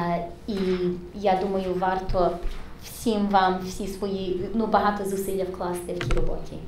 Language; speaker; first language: Ukrainian; early bilingual, heritage; English